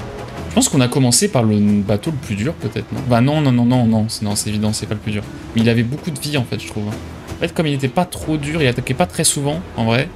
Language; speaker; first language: French; native; French